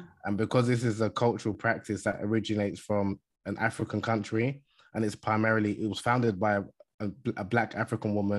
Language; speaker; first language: English; native; English